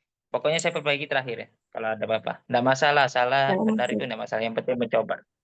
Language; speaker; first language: Indonesian; native; Indonesian